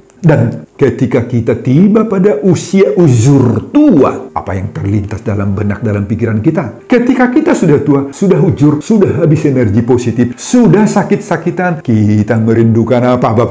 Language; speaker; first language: Indonesian; non-native, local second language; Batak Toba